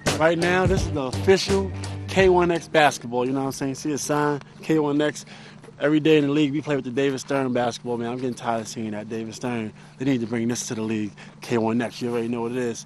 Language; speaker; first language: English; native; English